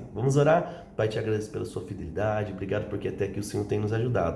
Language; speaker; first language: Portuguese; native; Portuguese